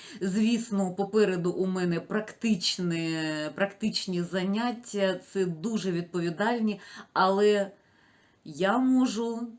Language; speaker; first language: Ukrainian; non-native, local second language; Russian